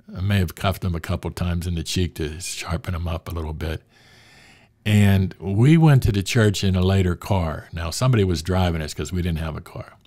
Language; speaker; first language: English; native; English